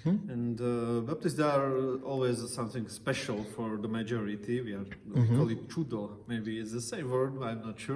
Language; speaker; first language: English; non-native, fluent; Slovak